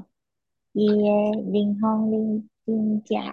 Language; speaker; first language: Japanese; non-native, learner; Chinese